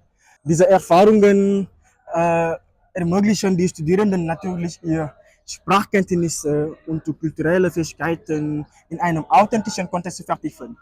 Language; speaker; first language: German; non-native, fluent; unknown